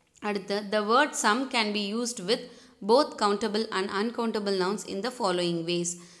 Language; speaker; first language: English; non-native, local second language; Tamil